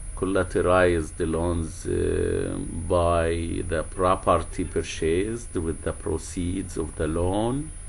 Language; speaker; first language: English; non-native, fluent; Arabic